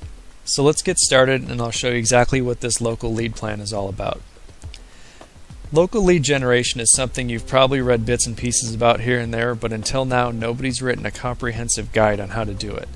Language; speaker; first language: English; native; English